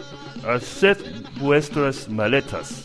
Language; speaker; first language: Spanish; non-native, learner; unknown